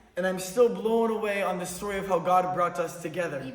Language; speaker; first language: English; native; English